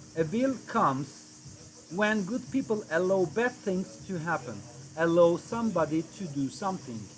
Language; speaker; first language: English; non-native, fluent; Turkish